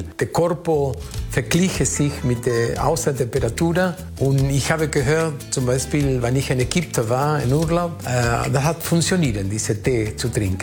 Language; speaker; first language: German; non-native, fluent; Spanish